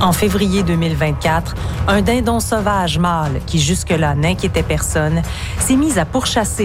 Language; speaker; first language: French; native; French